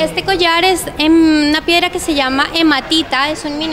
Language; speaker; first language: Spanish; native; Spanish